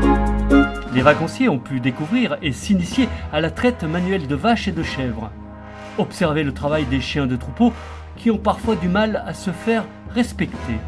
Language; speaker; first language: French; native; French